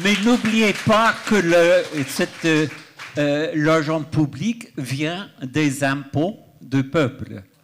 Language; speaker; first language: French; non-native, fluent; English